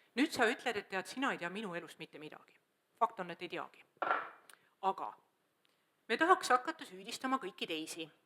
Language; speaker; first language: Estonian; native; Estonian